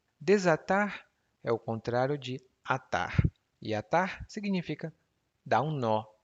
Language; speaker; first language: Portuguese; native; Portuguese